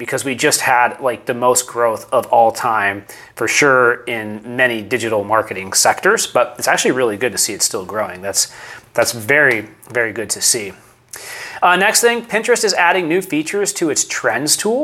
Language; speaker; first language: English; native; English